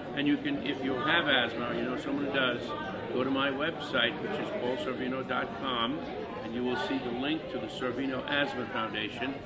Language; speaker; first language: English; early bilingual, other home language; Italian